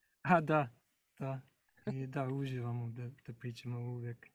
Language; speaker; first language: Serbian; non-native, learner; English